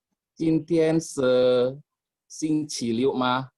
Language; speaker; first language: Chinese; non-native, learner; Indonesian